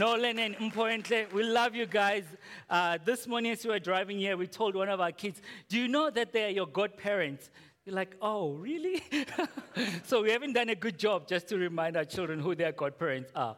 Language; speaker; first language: English; non-native, local second language; Tswana